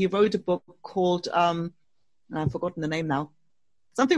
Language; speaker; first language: English; non-native, fluent; German